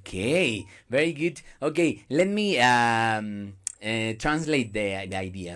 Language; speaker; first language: English; non-native, learner; Spanish